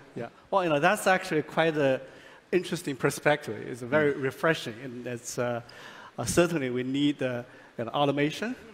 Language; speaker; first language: English; non-native, fluent; Chinese